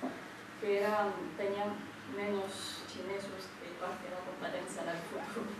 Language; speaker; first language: Catalan; early bilingual, other home language; Chinese